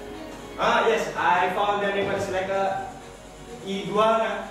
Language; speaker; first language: English; non-native, learner; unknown